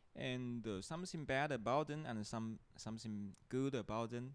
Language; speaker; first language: English; non-native, fluent; Chinese